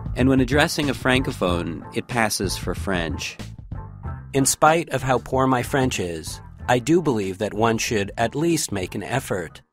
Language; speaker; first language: English; native; English